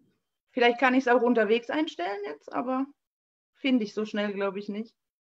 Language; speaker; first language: German; native; German